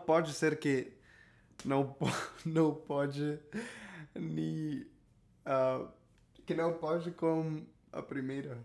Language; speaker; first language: Portuguese; non-native, learner; Spanish